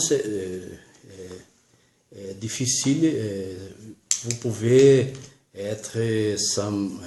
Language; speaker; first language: French; non-native, learner; Portuguese